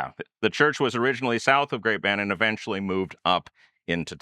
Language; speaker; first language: English; native; English